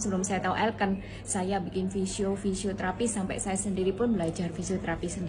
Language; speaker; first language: Indonesian; non-native, local second language; Malay